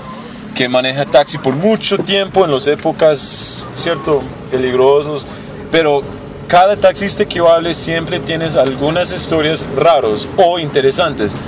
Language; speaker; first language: Spanish; non-native, learner; English